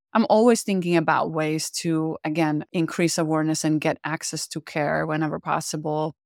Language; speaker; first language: English; non-native, fluent; Czech